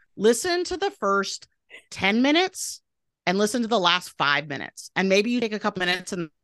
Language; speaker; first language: English; native; English